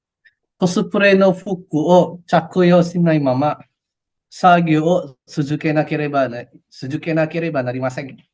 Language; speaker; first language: Japanese; non-native, learner; Indonesian